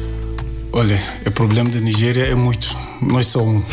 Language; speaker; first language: Portuguese; non-native, learner; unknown